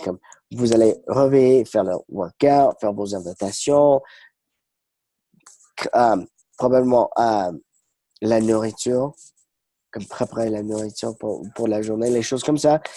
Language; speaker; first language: French; non-native, fluent; English